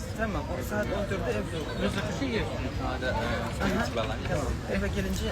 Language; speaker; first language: Turkish; non-native, fluent; Uzbek